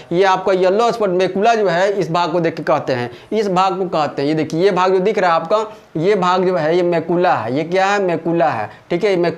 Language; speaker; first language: Hindi; native; Hindi